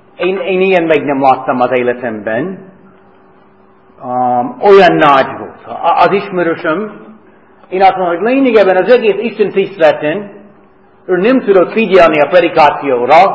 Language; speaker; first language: Hungarian; non-native, fluent; English